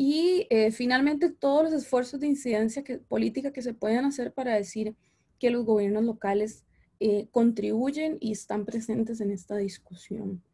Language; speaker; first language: Spanish; native; Spanish